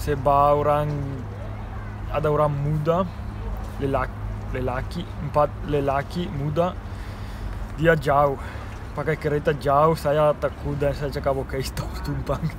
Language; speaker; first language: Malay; non-native, learner; Italian